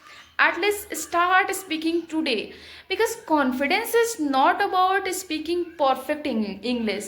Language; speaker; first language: English; non-native, fluent; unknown